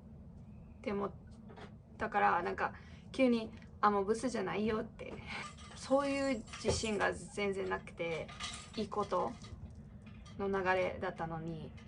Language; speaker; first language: Japanese; non-native, fluent; English